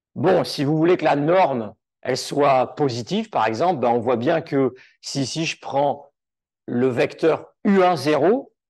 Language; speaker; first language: French; native; French